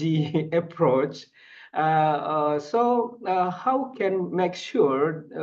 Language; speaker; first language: English; non-native, fluent; Indonesian